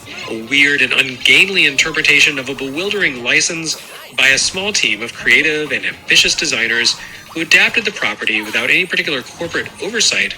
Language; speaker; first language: English; native; English